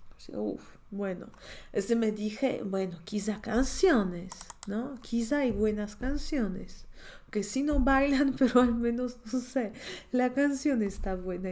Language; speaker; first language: Spanish; non-native, fluent; Polish